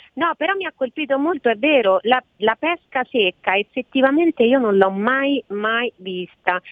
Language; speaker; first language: Italian; native; Italian